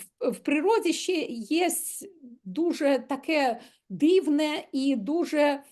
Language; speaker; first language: Ukrainian; non-native, local second language; Russian